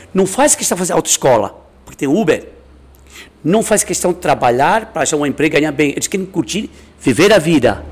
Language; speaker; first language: Portuguese; non-native, fluent; Chinese